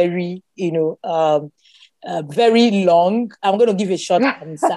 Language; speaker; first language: English; non-native, local second language; Igbo